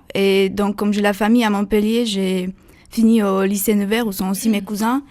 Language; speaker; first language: French; non-native, fluent; Slovak